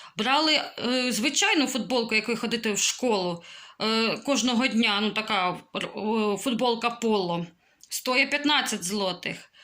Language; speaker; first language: Ukrainian; non-native, local second language; Russian